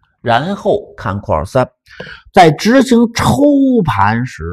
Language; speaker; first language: Chinese; native; Chinese